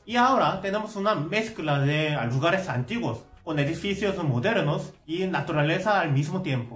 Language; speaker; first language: Spanish; non-native, fluent; Korean